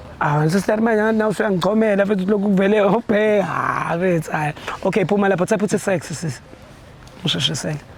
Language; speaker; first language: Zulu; native; Zulu